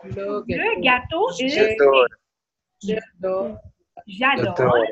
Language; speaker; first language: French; non-native, fluent; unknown